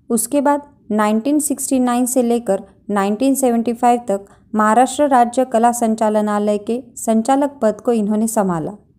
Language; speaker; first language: Hindi; non-native, local second language; Marathi